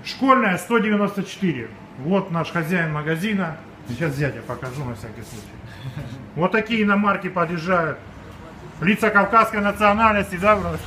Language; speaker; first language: Russian; native; Russian